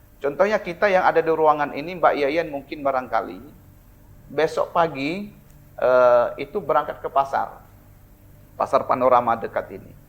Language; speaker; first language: Indonesian; non-native, local second language; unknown